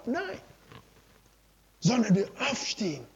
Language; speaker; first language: German; non-native, learner; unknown